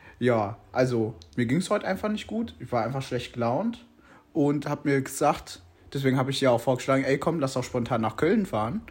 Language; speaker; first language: German; native; German